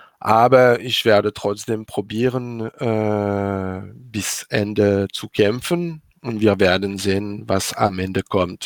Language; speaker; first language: German; non-native, learner; French